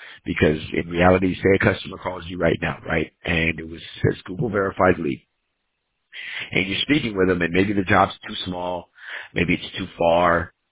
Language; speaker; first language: English; native; English